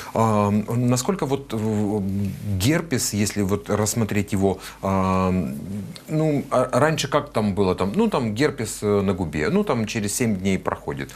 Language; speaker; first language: Russian; native; Russian